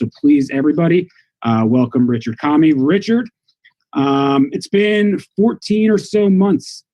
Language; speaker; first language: English; native; English